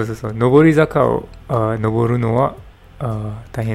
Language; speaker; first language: Japanese; non-native, learner; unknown